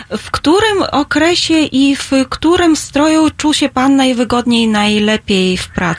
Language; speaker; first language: Polish; non-native, fluent; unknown